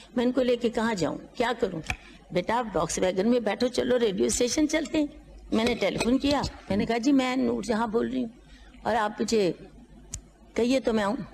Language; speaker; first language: Urdu; non-native, local second language; Punjabi